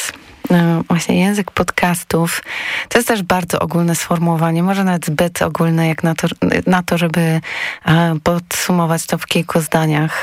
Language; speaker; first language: Polish; native; Polish